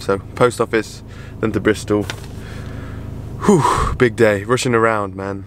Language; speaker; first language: English; native; English